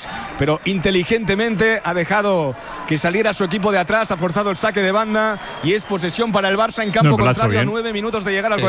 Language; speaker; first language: Spanish; native; Spanish